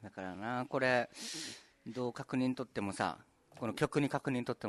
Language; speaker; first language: Japanese; native; Japanese